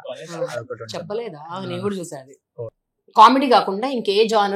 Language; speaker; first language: Telugu; native; Telugu